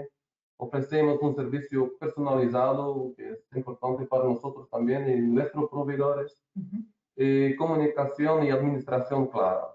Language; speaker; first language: Spanish; non-native, learner; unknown